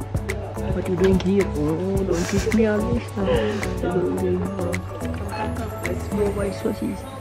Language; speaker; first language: English; non-native, learner; Turkish